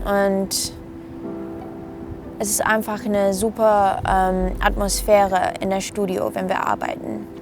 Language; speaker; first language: German; non-native, fluent; English